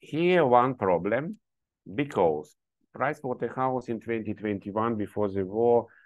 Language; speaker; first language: English; non-native, learner; Ukrainian